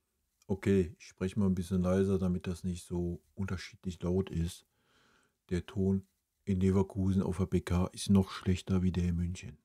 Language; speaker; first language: German; native; German